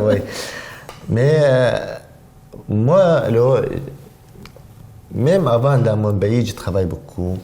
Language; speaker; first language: French; non-native, learner; Arabic